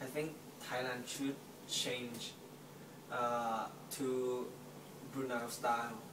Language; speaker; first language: English; non-native, learner; Thai